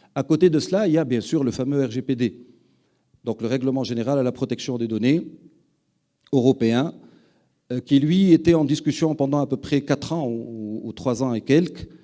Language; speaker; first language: French; non-native, local second language; Arabic